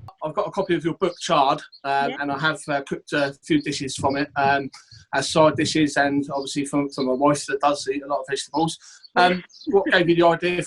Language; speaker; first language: English; native; English